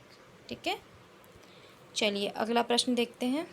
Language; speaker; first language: Hindi; native; Hindi